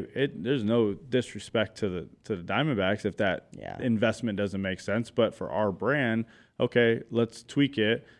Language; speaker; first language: English; native; English